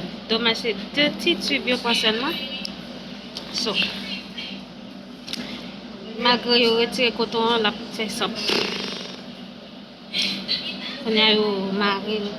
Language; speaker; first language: French; non-native, local second language; Haitian Creole